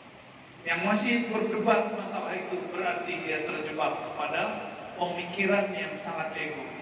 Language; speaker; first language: Indonesian; native; Indonesian